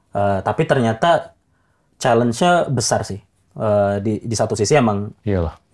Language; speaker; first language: Indonesian; native; Indonesian